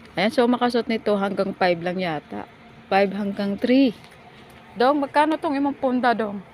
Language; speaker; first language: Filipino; non-native, local second language; Cebuano